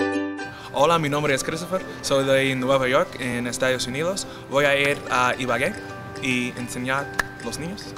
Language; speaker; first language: Spanish; non-native, learner; English